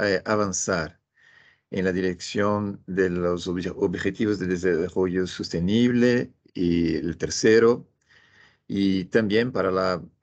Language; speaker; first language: Spanish; non-native, fluent; Portuguese